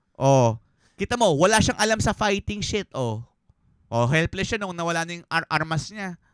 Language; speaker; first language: Filipino; native; Filipino